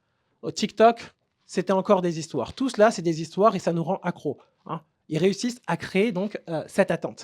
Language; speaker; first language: French; native; French